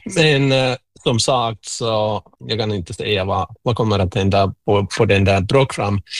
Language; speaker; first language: Swedish; non-native, local second language; Finnish